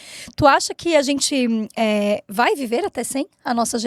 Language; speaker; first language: Portuguese; native; Portuguese